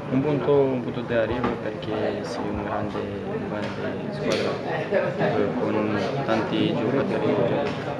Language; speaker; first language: Italian; non-native, learner; Romanian